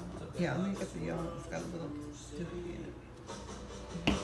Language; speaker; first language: English; native; English